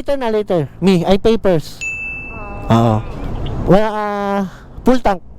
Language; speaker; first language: English; non-native, learner; Filipino